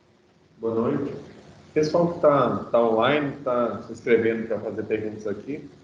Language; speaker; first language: Portuguese; native; Portuguese